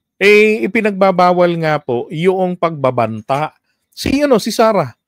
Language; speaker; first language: Filipino; native; Filipino